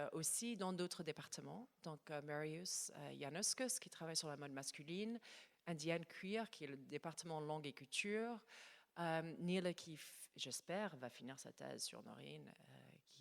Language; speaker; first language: French; non-native, fluent; English